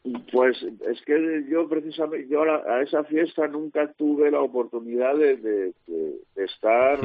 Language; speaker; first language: Spanish; native; Spanish